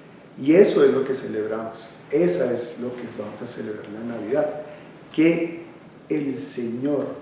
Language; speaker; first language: Spanish; native; Spanish